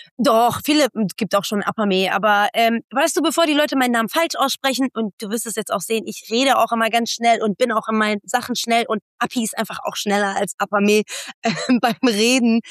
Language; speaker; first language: German; early bilingual, other home language; Persian